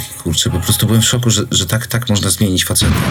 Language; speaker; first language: Polish; native; Polish